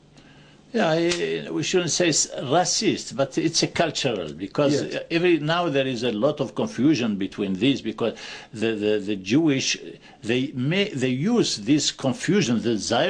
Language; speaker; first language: English; non-native, fluent; Arabic